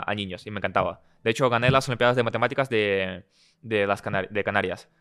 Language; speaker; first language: Spanish; early bilingual, other home language; Russian